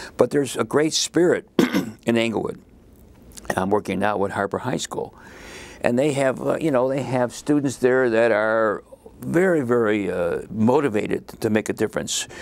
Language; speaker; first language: English; native; English